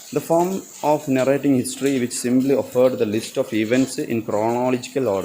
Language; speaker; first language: English; non-native, local second language; Malayalam